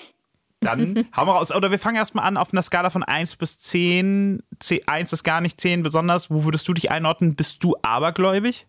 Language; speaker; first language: German; native; German